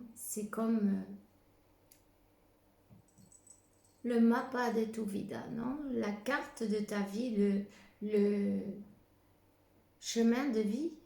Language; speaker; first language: French; non-native, fluent; Spanish